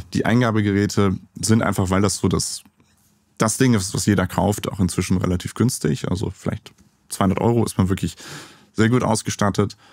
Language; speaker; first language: German; native; German